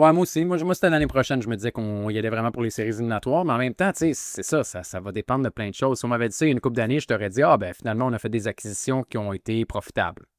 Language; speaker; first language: French; native; French